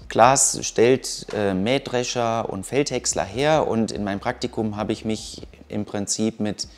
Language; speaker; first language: German; native; German